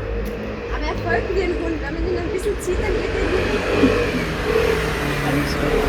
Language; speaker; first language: German; early bilingual, other home language; Tibetan